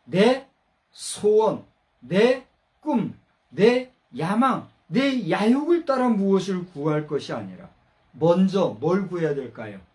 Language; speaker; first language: Korean; native; Korean